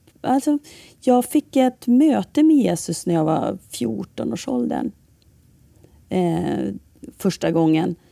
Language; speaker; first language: Swedish; native; Swedish